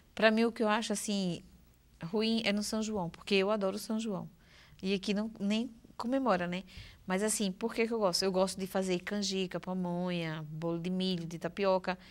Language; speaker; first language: Portuguese; native; Portuguese